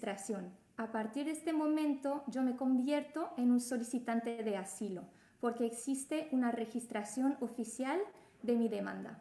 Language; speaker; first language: Spanish; non-native, fluent; French